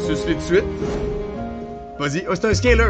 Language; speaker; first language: French; native; French